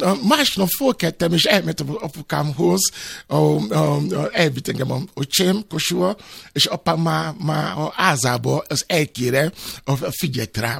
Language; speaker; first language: Hungarian; non-native, fluent; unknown